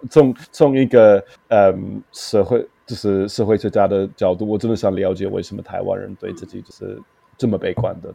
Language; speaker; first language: Chinese; non-native, fluent; English